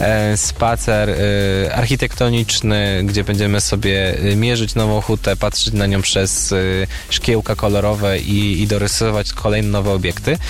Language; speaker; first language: Polish; native; Polish